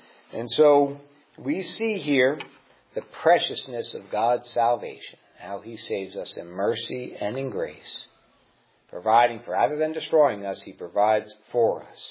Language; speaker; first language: English; native; English